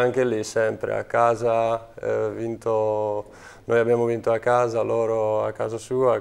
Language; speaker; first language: Italian; non-native, fluent; Czech